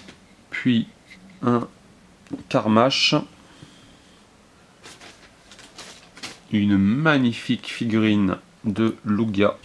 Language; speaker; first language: French; native; French